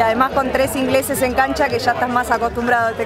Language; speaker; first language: Spanish; native; Spanish